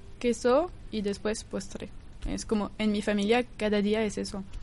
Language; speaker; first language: Spanish; non-native, learner; French